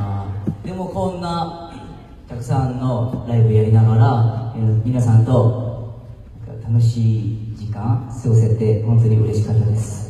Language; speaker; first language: Japanese; non-native, fluent; Korean